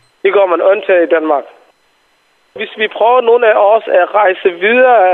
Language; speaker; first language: Danish; non-native, fluent; Somali